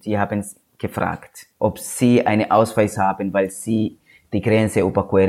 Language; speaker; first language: German; non-native, learner; Swahili